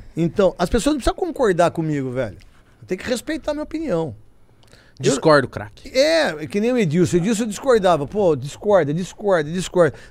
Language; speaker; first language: Portuguese; native; Portuguese